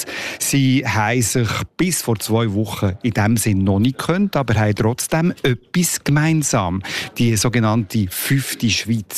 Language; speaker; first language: German; native; German